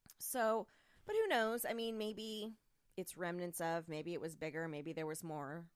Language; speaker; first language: English; native; English